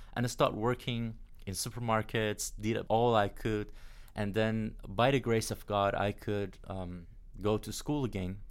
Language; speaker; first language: English; non-native, fluent; Persian